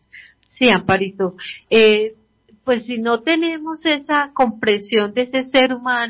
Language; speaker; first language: Spanish; native; Spanish